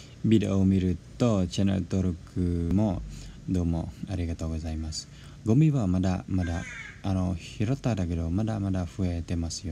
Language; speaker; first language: Japanese; non-native, learner; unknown